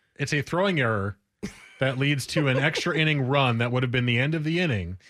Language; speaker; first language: English; native; English